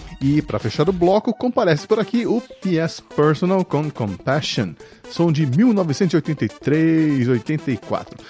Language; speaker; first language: Portuguese; native; Portuguese